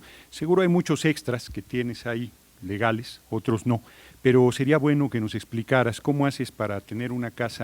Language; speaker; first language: Spanish; native; Spanish